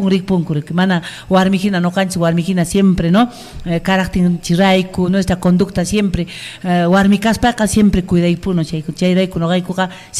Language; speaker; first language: Spanish; native; Spanish